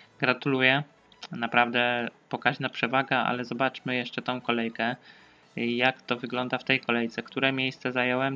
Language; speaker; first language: Polish; native; Polish